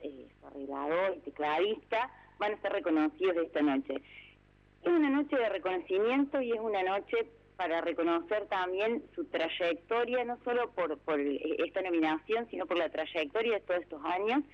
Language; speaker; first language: Spanish; native; Spanish